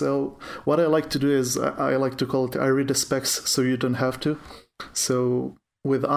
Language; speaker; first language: English; non-native, fluent; Hebrew